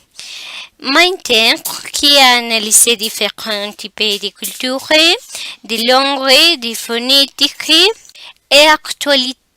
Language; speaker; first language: French; non-native, learner; Spanish